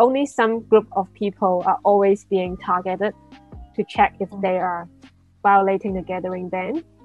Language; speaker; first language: English; non-native, local second language; Cantonese